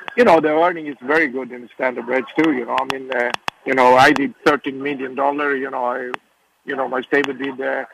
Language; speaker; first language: English; non-native, fluent; Swedish